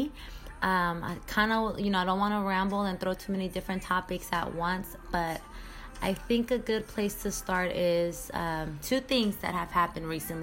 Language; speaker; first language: English; native; English